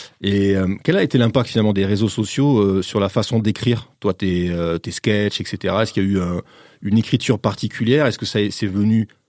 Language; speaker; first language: French; native; French